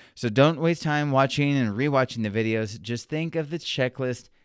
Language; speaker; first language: English; native; English